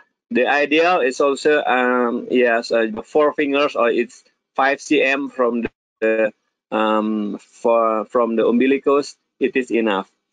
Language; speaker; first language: English; non-native, fluent; Indonesian